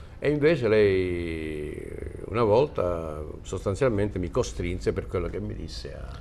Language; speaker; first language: Italian; native; Italian